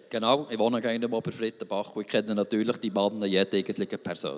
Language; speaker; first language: German; native; German